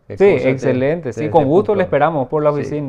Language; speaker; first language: Spanish; non-native, learner; German